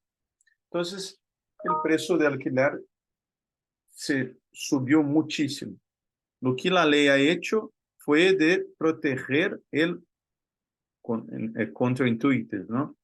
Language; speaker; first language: Spanish; non-native, fluent; Portuguese